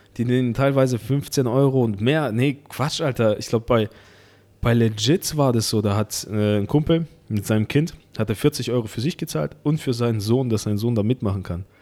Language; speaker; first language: German; early bilingual, other home language; Russian